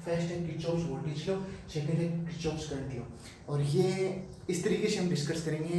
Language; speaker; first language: Hindi; native; Hindi